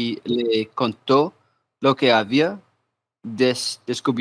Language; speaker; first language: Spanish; non-native, learner; English